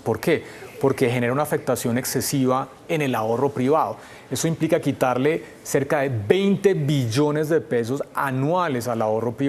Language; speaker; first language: Spanish; native; Spanish